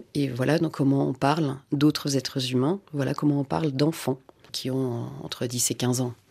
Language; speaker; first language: French; non-native, local second language; Finnish